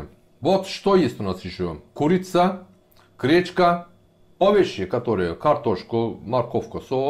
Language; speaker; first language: Russian; non-native, learner; Turkish